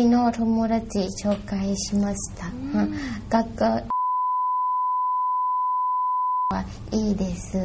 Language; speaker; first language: Japanese; non-native, learner; Thai